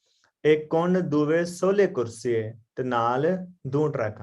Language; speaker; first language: Italian; non-native, learner; Punjabi